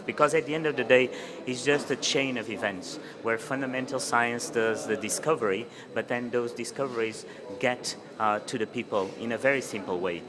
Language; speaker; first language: English; non-native, fluent; Portuguese